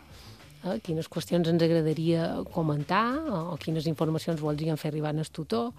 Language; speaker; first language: Catalan; native; Catalan